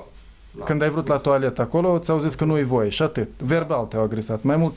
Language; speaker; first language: Romanian; native; Romanian